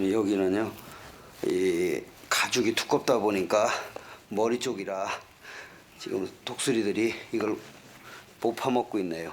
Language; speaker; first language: Korean; native; Korean